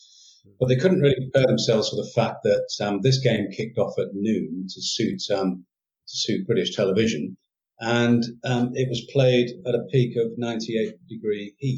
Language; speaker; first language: English; native; English